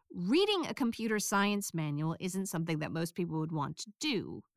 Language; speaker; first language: English; native; English